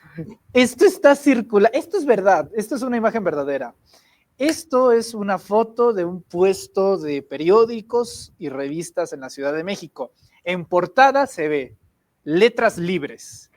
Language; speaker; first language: Spanish; native; Spanish